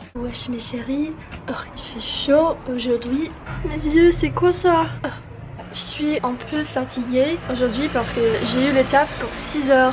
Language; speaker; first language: French; non-native, learner; English